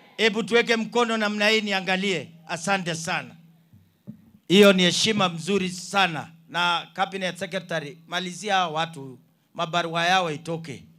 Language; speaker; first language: Swahili; non-native, local second language; Luyia